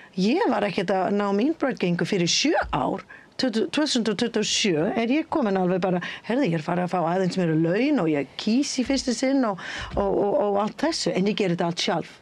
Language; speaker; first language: Icelandic; non-native, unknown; English